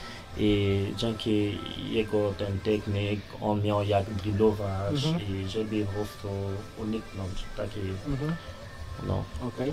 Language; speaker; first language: Polish; non-native, learner; Lingala